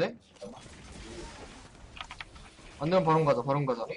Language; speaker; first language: Korean; native; Korean